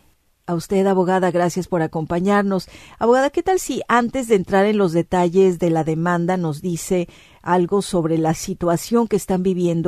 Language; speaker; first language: Spanish; native; Spanish